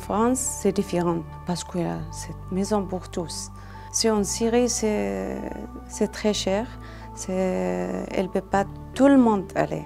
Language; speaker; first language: French; non-native, learner; Arabic